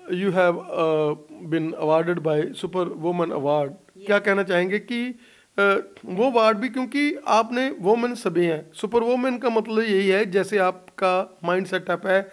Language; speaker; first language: Hindi; non-native, local second language; Punjabi